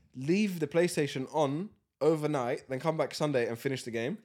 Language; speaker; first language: English; early bilingual, other home language; Latvian